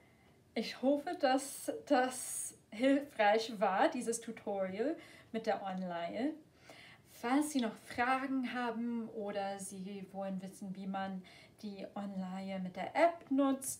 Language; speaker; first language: German; non-native, fluent; English